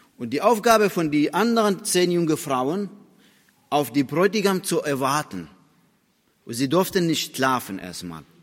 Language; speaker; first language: German; non-native, fluent; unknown